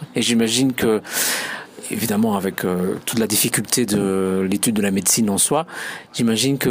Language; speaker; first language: French; native; French